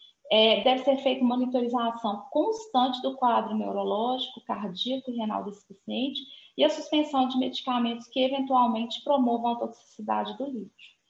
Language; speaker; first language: Portuguese; native; Portuguese